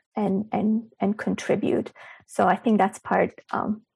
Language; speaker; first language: English; early bilingual, other home language; Bulgarian